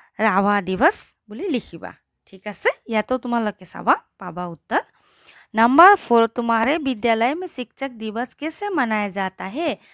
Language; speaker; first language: Hindi; non-native, local second language; Assamese